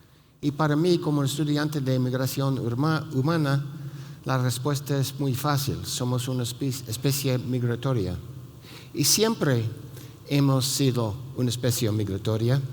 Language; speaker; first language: Spanish; non-native, fluent; English